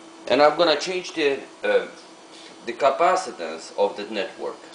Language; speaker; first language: English; non-native, fluent; Polish